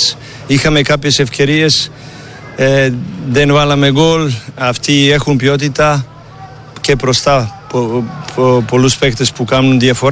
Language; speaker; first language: Greek; non-native, learner; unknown